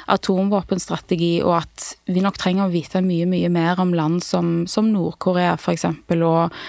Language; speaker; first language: Norwegian; native; Norwegian